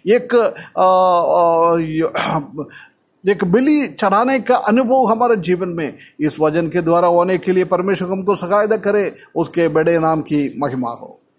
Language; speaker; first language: Hindi; non-native, local second language; Malayalam